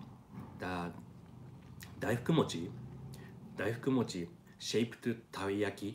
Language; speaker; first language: English; non-native, learner; Japanese